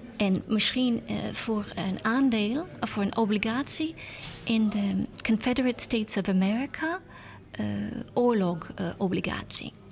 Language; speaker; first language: Dutch; non-native, learner; English